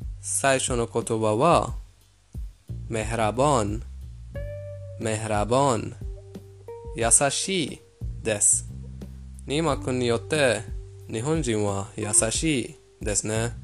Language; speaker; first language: Japanese; non-native, fluent; Persian